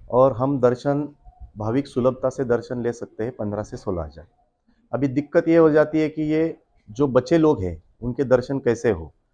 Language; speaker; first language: Hindi; non-native, local second language; Marathi